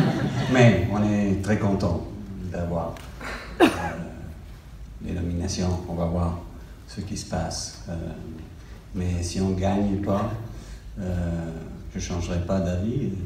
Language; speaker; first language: French; non-native, fluent; English